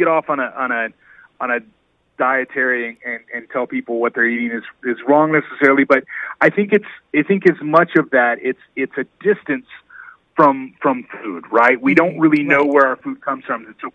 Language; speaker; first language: English; native; English